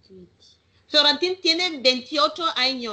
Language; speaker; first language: Spanish; non-native, learner; Malagasy